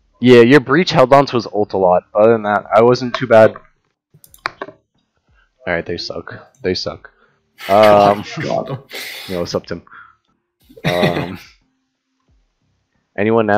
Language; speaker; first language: English; native; English